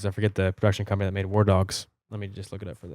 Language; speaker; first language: English; native; English